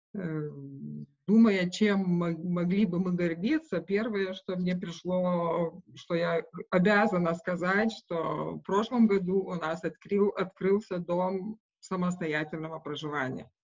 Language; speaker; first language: Russian; non-native, local second language; Lithuanian